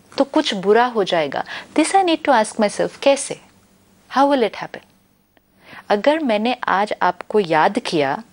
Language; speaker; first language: Hindi; native; Hindi